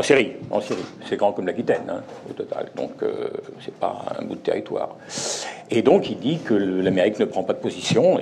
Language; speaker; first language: French; native; French